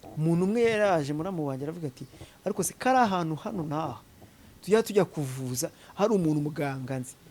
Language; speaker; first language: Kinyarwanda; native; Kinyarwanda